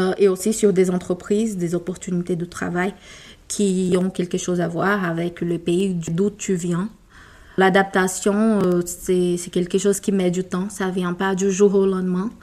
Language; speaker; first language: French; non-native, fluent; Portuguese